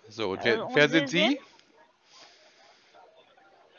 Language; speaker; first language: German; native; German